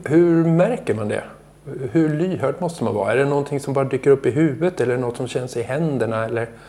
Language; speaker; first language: Swedish; native; Swedish